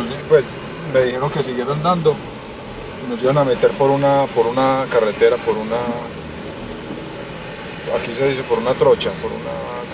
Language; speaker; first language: Spanish; native; Spanish